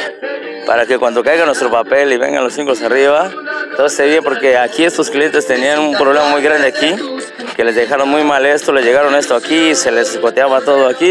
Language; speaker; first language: Spanish; native; Spanish